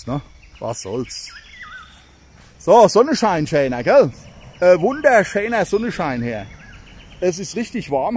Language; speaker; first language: German; native; German